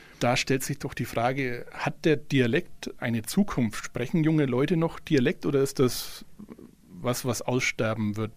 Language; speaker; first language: German; native; German